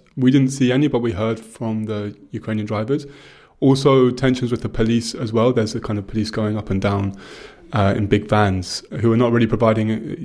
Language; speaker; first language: English; native; English